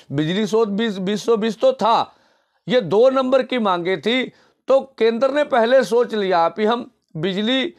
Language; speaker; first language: Hindi; non-native, local second language; Punjabi